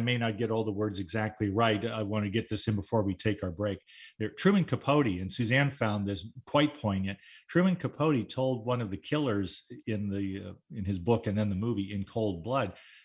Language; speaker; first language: English; native; English